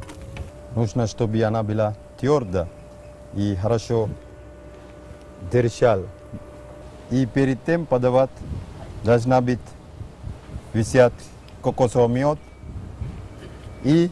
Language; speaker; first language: Russian; non-native, fluent; Sinhala